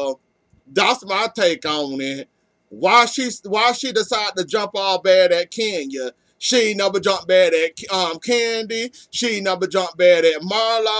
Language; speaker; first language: English; native; English